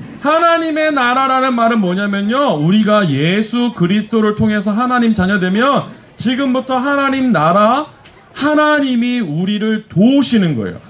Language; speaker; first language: Korean; native; Korean